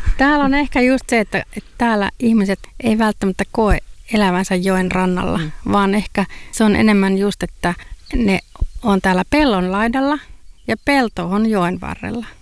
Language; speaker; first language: Finnish; native; Finnish